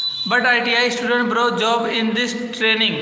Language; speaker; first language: English; non-native, learner; Hindi